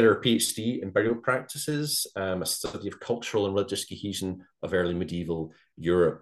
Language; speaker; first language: English; native; English